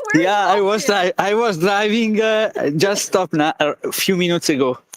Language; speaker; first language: English; non-native, learner; Italian